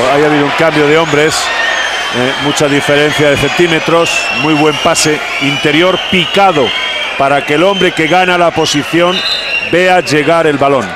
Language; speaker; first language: Spanish; native; Spanish